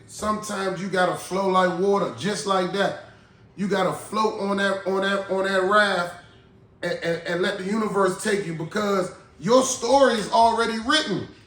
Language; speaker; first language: English; native; English